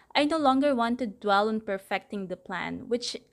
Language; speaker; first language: English; non-native, local second language; Filipino